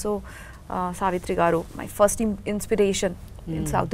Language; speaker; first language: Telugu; non-native, learner; Bangla